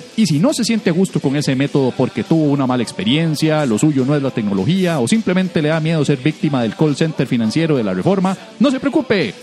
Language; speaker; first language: Spanish; native; Spanish